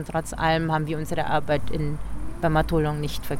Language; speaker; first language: German; early bilingual, other home language; Filipino